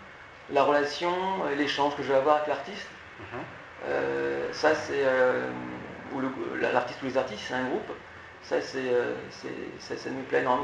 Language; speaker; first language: French; native; French